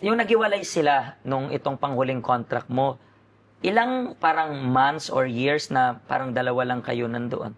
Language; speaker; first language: Filipino; native; Filipino